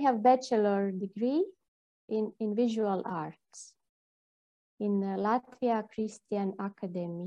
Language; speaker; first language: English; non-native, learner; Latvian